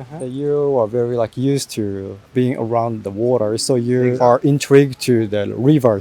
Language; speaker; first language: English; non-native, fluent; Japanese